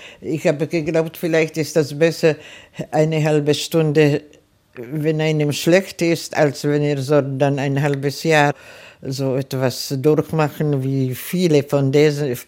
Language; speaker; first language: German; non-native, fluent; Czech